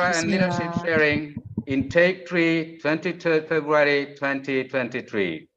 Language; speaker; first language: English; non-native, fluent; Indonesian